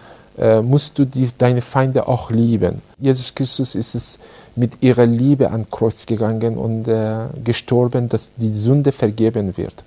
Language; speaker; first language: German; non-native, learner; Persian